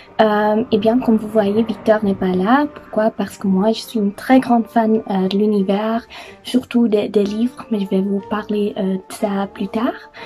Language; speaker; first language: French; non-native, learner; Dutch